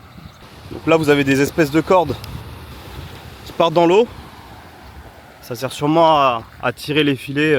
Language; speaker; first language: French; native; French